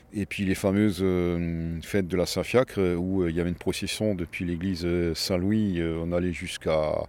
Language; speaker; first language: French; native; French